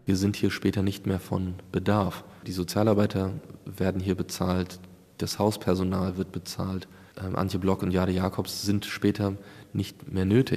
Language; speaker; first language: German; native; German